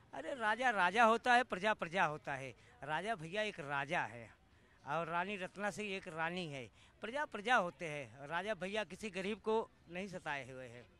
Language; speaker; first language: Hindi; native; Hindi